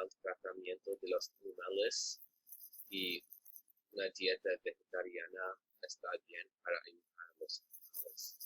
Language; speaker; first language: Spanish; non-native, learner; English